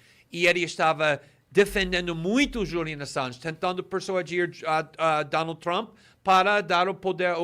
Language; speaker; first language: Portuguese; non-native, fluent; English